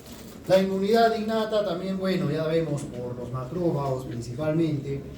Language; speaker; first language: Spanish; native; Spanish